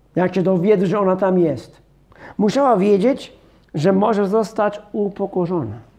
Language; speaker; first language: Polish; non-native, fluent; English